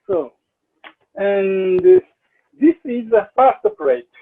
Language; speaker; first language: English; non-native, learner; Japanese